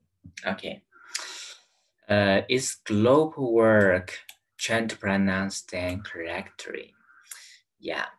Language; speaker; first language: English; non-native, learner; Chinese